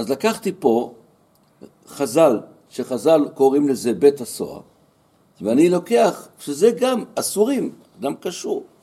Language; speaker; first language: Hebrew; native; Hebrew